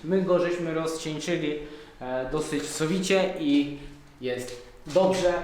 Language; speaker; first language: Polish; native; Polish